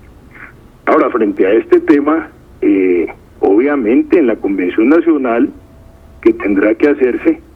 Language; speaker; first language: Spanish; native; Spanish